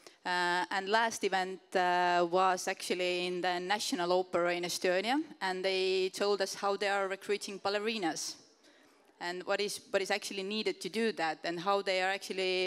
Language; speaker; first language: English; non-native, fluent; Estonian